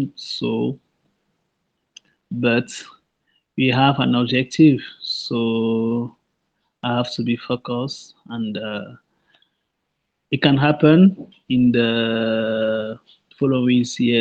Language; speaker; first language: English; non-native, local second language; French